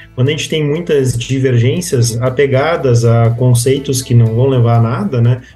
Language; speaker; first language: Portuguese; native; Portuguese